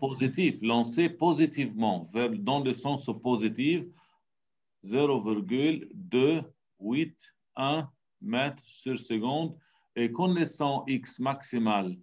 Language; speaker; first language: French; non-native, local second language; Arabic